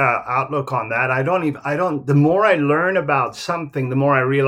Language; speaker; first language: English; native; English